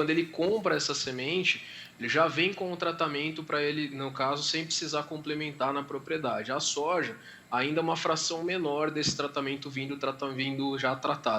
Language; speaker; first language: Portuguese; native; Portuguese